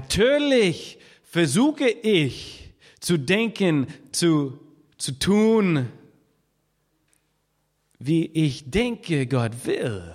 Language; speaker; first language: German; non-native, fluent; English